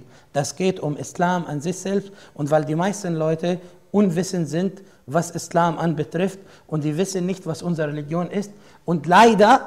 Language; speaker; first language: German; non-native, fluent; Arabic